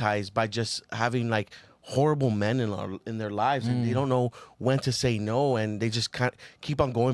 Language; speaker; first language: English; native; English